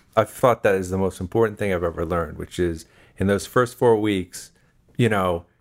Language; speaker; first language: English; native; English